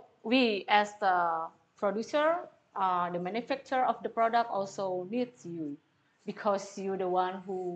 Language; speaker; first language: English; non-native, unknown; Indonesian